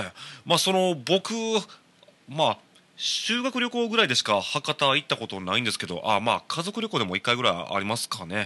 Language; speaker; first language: Japanese; native; Japanese